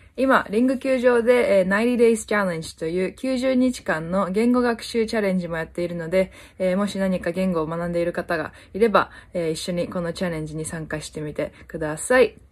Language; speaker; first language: Japanese; native; Japanese